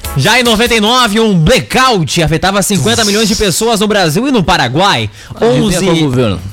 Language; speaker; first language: Portuguese; native; Portuguese